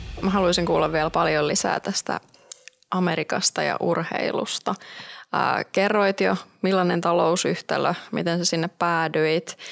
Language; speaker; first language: Finnish; native; Finnish